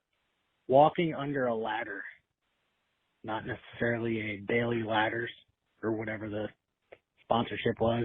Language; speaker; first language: English; native; English